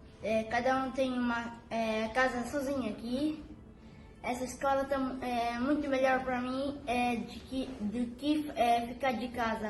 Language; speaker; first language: Portuguese; early bilingual, heritage; Portuguese